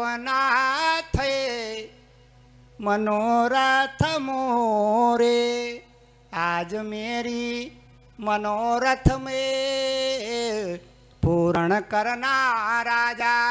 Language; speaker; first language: Hindi; native; Hindi